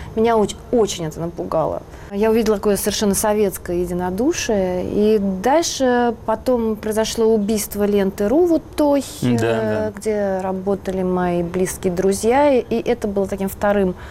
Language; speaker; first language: Russian; native; Russian